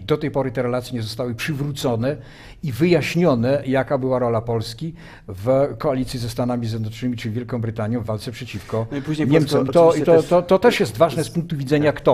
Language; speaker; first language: Polish; native; Polish